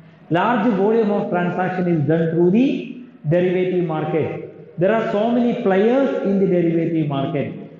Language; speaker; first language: English; non-native, local second language; Malayalam